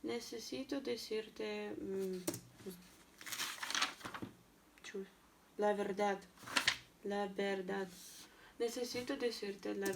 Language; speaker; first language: Spanish; non-native, learner; Russian